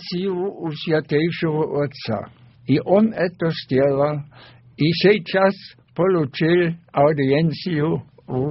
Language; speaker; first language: Russian; non-native, fluent; German